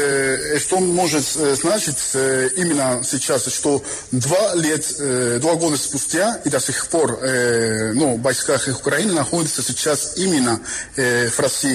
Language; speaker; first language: Russian; non-native, fluent; Spanish